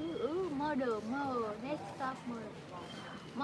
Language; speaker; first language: English; non-native, learner; Vietnamese